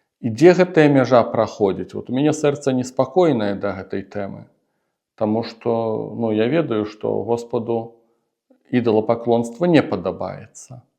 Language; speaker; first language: Belarusian; non-native, local second language; Russian